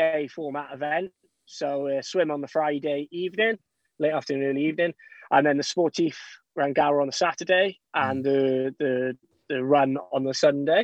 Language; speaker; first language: English; native; English